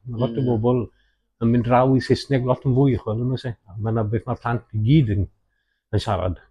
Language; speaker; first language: Welsh; native; Welsh